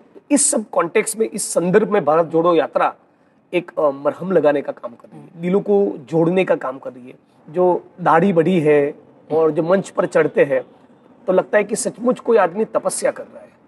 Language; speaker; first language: Hindi; non-native, local second language; Gujarati